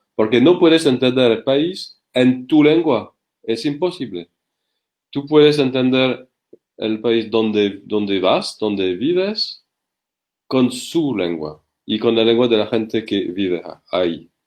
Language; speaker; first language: Spanish; non-native, learner; French